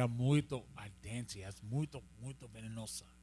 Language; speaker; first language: Portuguese; non-native, learner; Spanish